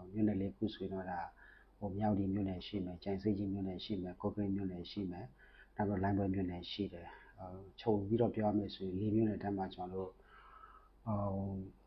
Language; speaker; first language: Burmese; non-native, local second language; S'gaw Karen